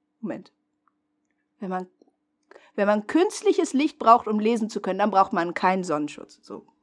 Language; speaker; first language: German; non-native, fluent; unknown